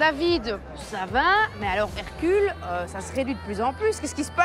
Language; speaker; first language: French; native; French